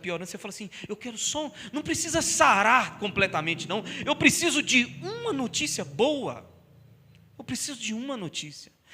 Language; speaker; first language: Portuguese; native; Portuguese